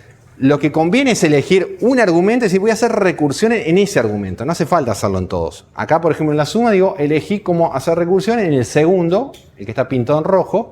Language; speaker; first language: Spanish; native; Spanish